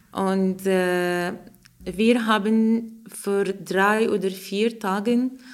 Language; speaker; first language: German; non-native, learner; Arabic